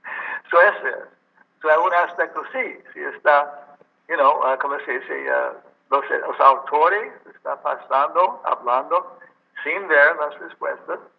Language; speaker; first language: Spanish; non-native, learner; English